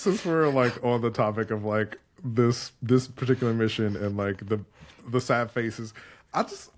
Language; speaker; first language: English; native; English